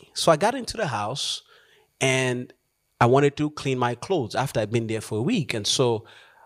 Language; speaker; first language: English; non-native, local second language; Nyanja